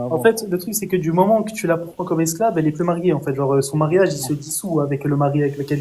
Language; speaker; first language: French; native; French